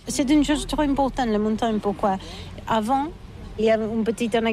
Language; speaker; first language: French; non-native, learner; Catalan